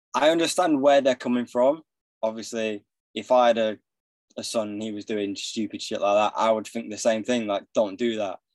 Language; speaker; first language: English; native; English